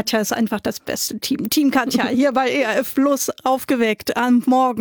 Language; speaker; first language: German; native; German